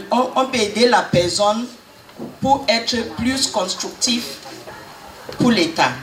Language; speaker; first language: French; non-native, learner; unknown